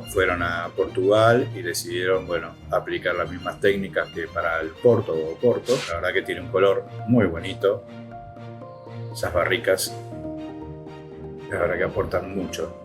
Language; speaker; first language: Spanish; native; Spanish